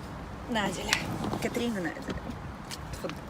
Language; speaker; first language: Arabic; non-native, learner; Russian